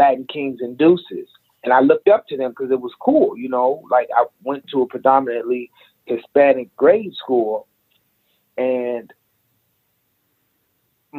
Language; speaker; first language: English; native; English